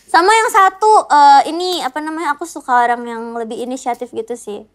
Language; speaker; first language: Indonesian; native; Indonesian